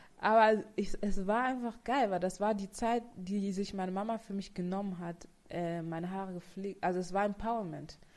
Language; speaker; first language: German; native; German